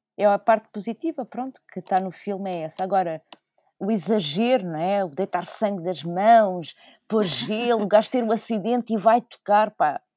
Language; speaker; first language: Portuguese; native; Portuguese